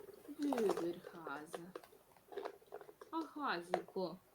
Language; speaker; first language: Hungarian; non-native, learner; Russian